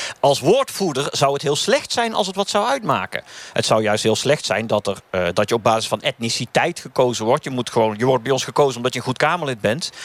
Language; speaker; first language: Dutch; native; Dutch